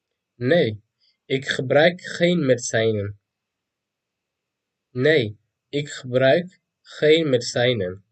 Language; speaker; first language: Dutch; non-native, fluent; Tigrinya